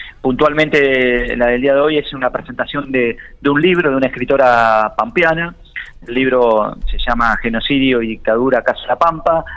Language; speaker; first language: Spanish; native; Spanish